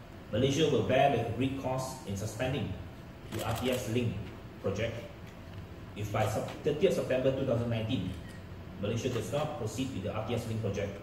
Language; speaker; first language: English; non-native, local second language; Chinese